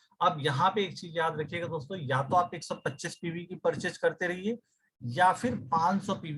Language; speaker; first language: Hindi; native; Hindi